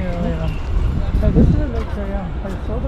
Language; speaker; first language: English; non-native, local second language; Malayalam